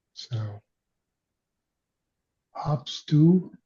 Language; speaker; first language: German; non-native, learner; English